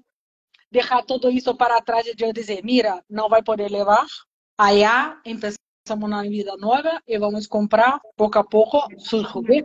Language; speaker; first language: Spanish; non-native, learner; Portuguese